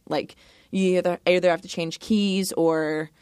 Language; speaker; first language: English; native; English